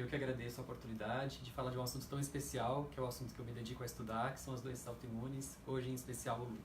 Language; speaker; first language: Portuguese; native; Portuguese